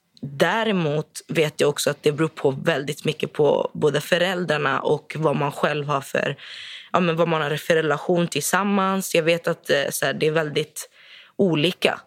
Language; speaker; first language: Swedish; early bilingual, other home language; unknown